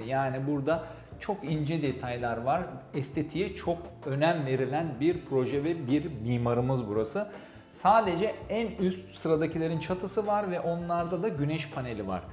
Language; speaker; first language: Turkish; native; Turkish